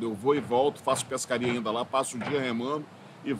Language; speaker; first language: Portuguese; native; Portuguese